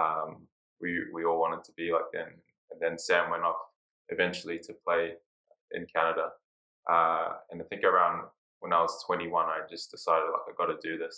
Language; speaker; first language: English; native; English